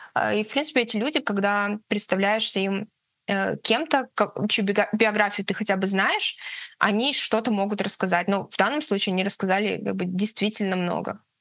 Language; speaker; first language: Russian; native; Russian